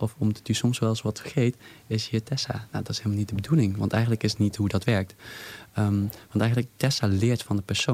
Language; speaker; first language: Dutch; native; Dutch